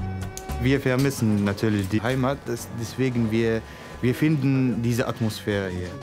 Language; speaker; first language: German; non-native, learner; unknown